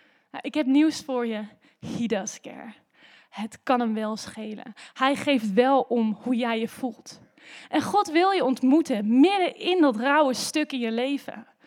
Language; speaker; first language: Dutch; native; Dutch